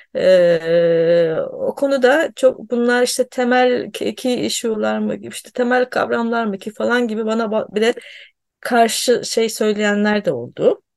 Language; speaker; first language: Turkish; native; Turkish